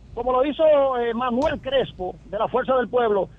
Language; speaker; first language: Spanish; native; Spanish